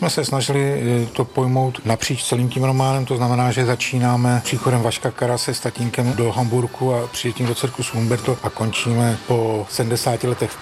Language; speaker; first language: Czech; native; Czech